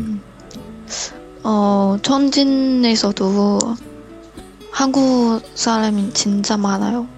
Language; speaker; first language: Korean; early bilingual, heritage; Korean